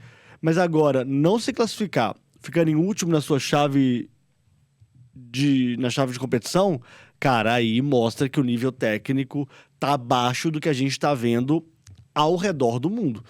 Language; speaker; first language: Portuguese; native; Portuguese